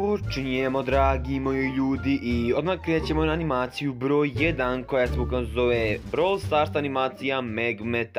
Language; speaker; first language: Serbian; native; Serbian